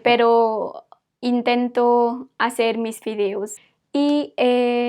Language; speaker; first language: Spanish; non-native, fluent; English